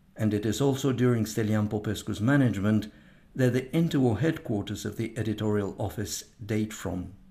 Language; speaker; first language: English; non-native, fluent; Romanian